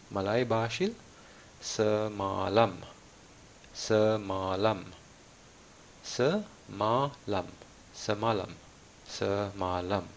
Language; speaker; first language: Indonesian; non-native, fluent; Malayalam